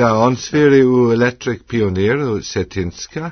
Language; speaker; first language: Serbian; non-native, learner; English